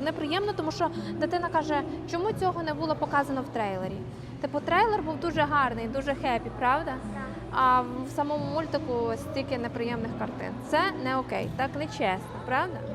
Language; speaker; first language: Ukrainian; native; Ukrainian